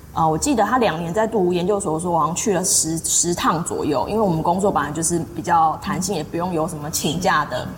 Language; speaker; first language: Chinese; native; Chinese